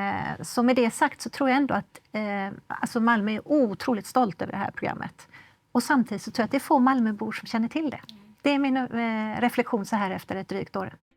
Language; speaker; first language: Swedish; native; Swedish